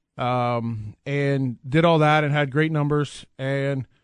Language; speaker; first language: English; native; English